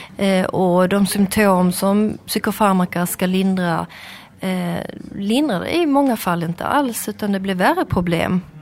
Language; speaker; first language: Swedish; native; Swedish